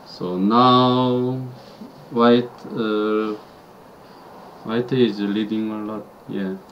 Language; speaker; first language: English; non-native, learner; Korean